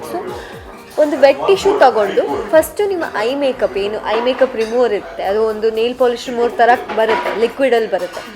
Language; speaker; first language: Kannada; non-native, local second language; Kodava